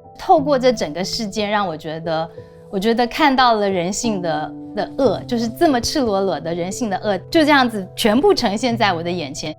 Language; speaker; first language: Chinese; native; Chinese